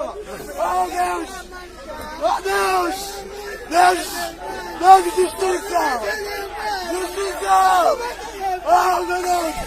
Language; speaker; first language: Portuguese; non-native, learner; Haitian Creole